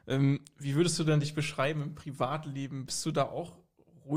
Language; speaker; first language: German; native; German